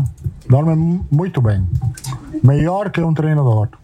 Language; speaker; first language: Portuguese; non-native, fluent; Italian